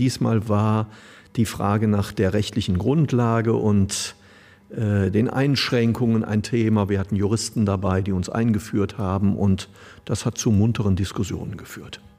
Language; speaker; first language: German; native; German